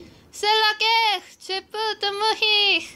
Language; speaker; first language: French; non-native, learner; Korean